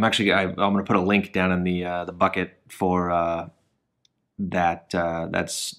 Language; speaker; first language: English; native; English